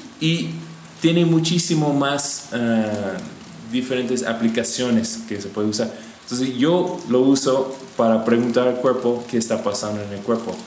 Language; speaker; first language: Spanish; non-native, fluent; English